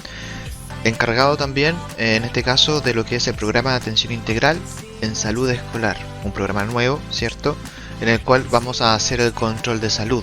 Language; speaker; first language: Spanish; native; Spanish